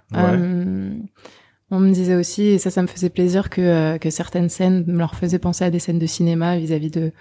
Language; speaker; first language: French; native; French